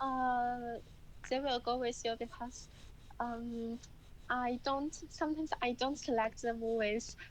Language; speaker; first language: English; non-native, learner; Chinese